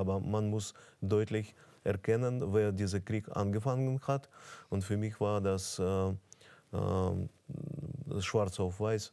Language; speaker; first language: German; non-native, fluent; Russian